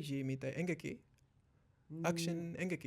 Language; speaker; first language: Japanese; non-native, learner; English